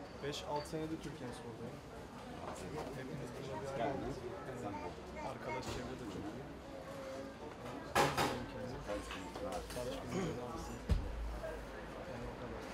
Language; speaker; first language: Turkish; early bilingual, other home language; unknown